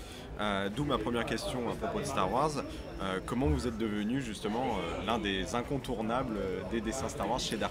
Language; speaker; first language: French; native; French